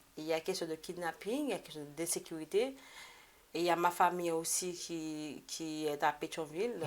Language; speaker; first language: French; non-native, local second language; Haitian Creole